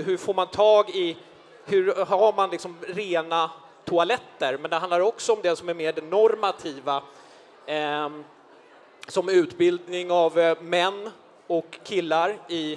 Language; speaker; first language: Swedish; native; Swedish